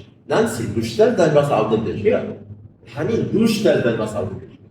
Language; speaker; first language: German; non-native, fluent; Arabic